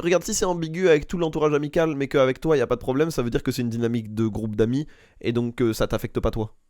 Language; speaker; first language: French; native; French